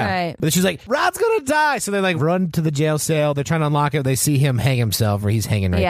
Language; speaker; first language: English; native; English